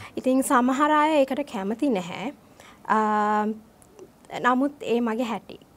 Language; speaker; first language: Sinhala; native; Sinhala